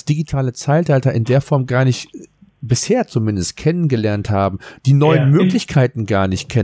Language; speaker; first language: German; native; German